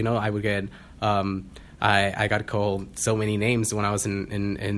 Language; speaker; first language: English; non-native, fluent; Spanish